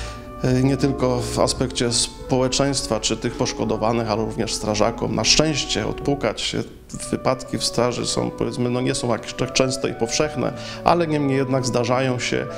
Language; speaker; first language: Polish; native; Polish